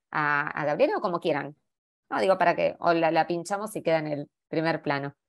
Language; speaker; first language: Spanish; native; Spanish